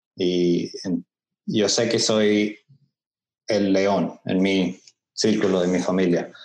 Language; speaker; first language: Spanish; early bilingual, heritage; Spanish